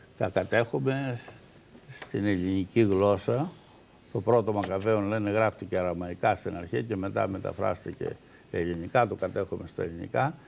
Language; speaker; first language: Greek; native; Greek